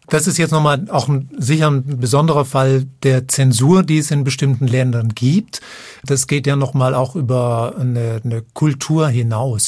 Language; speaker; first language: German; native; German